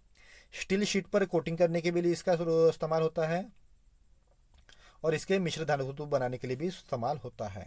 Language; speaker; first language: Hindi; non-native, local second language; Marathi